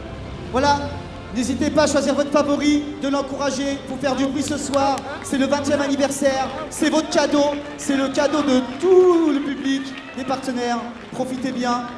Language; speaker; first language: French; native; French